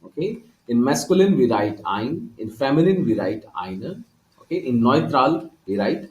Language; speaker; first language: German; non-native, learner; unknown